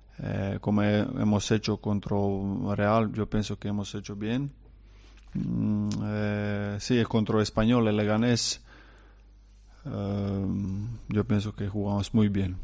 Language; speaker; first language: Spanish; non-native, learner; Croatian